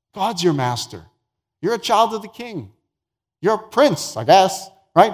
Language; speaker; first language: English; native; English